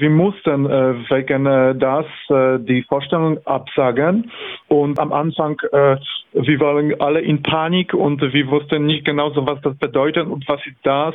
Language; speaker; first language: German; non-native, fluent; Polish